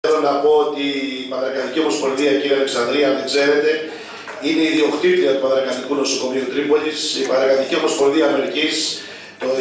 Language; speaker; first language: Greek; native; Greek